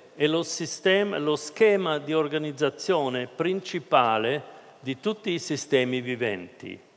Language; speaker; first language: Italian; non-native, fluent; German